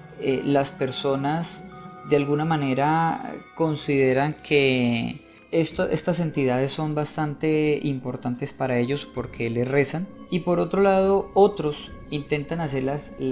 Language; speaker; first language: Spanish; native; Spanish